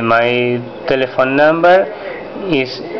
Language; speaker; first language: English; non-native, learner; Spanish